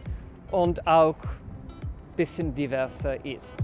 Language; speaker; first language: German; non-native, fluent; English